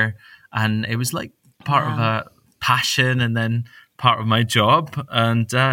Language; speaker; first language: English; native; English